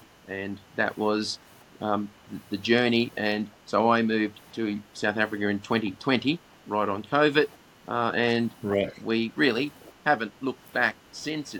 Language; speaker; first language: English; native; English